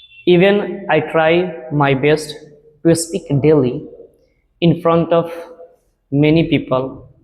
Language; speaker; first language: English; non-native, learner; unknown